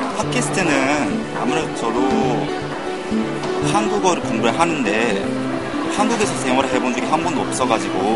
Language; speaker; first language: Korean; non-native, fluent; Japanese